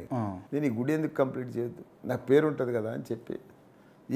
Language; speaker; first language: Telugu; native; Telugu